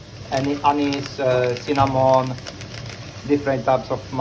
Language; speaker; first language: English; non-native, fluent; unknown